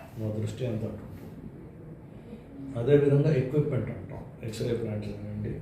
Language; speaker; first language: Telugu; native; Telugu